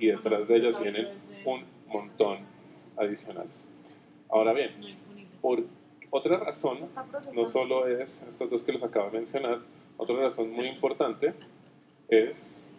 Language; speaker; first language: Spanish; native; Spanish